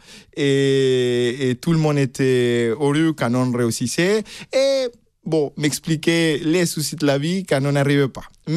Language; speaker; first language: French; non-native, fluent; Spanish